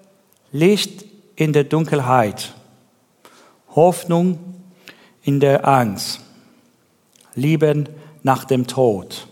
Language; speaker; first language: German; non-native, learner; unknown